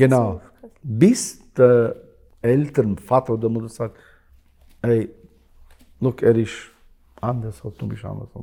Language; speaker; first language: German; non-native, learner; Albanian